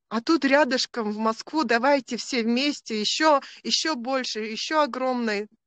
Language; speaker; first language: Russian; native; Russian